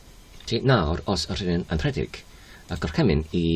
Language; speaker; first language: Welsh; non-native, learner; English